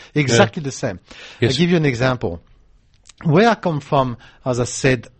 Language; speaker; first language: English; non-native, fluent; French